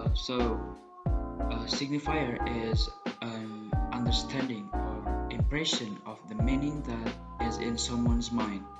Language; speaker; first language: English; non-native, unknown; Indonesian